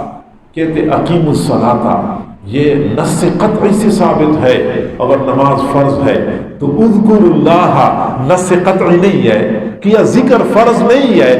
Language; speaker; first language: Urdu; native; Urdu